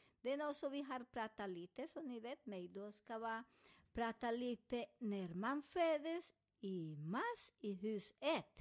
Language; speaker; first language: Swedish; non-native, fluent; Spanish